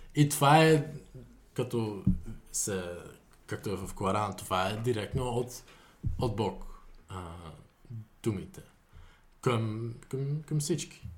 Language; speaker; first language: Bulgarian; non-native, fluent; Dutch